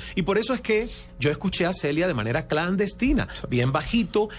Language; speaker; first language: Spanish; native; Spanish